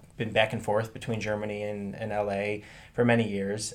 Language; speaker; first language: English; early bilingual, other home language; German